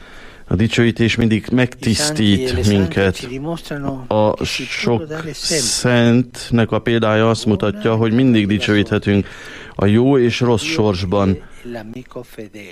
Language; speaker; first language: Hungarian; native; Hungarian